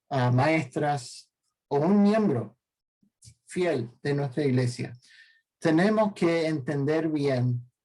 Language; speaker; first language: Spanish; non-native, fluent; English